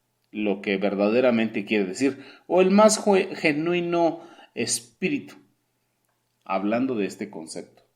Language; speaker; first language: Spanish; native; Spanish